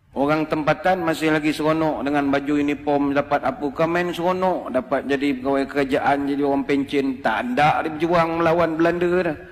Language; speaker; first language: Malay; native; Malay